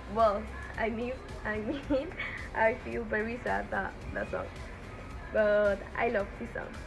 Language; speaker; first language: English; non-native, learner; Spanish